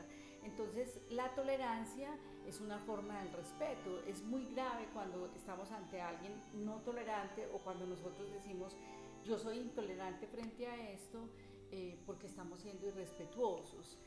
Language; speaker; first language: Spanish; native; Spanish